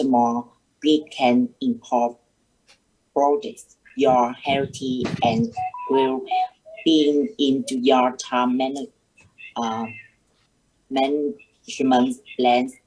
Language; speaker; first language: English; non-native, learner; Vietnamese